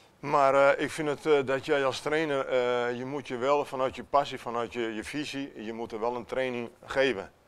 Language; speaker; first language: Dutch; non-native, fluent; Italian